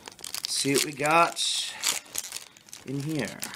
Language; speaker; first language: English; native; English